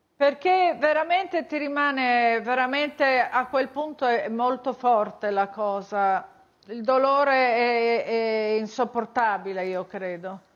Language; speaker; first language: Italian; native; Italian